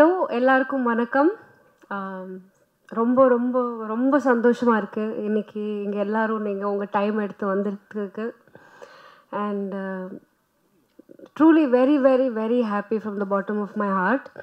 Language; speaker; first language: Tamil; non-native, fluent; Punjabi